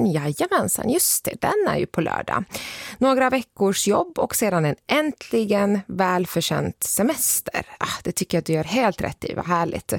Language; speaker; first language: Swedish; native; Swedish